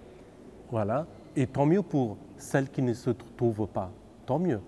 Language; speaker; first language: French; non-native, fluent; Persian